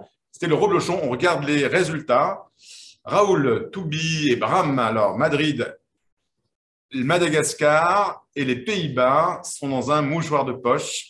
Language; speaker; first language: French; native; French